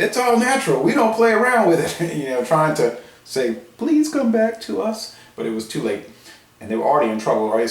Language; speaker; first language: English; native; English